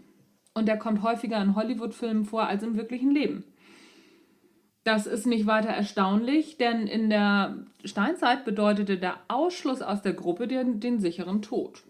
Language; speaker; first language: German; native; German